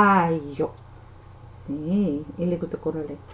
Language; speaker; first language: Spanish; non-native, learner; English